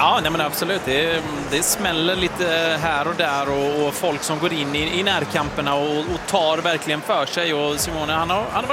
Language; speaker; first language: Swedish; native; Swedish